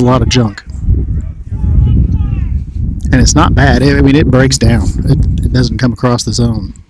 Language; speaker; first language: English; native; English